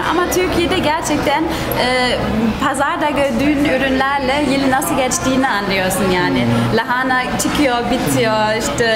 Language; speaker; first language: Turkish; non-native, fluent; German